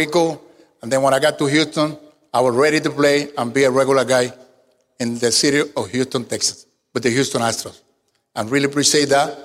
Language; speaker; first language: English; non-native, fluent; Spanish